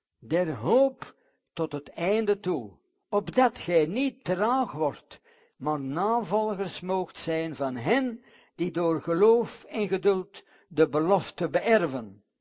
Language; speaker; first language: Dutch; non-native, fluent; English